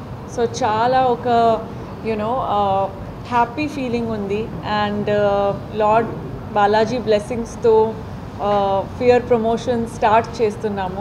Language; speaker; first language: Telugu; non-native, fluent; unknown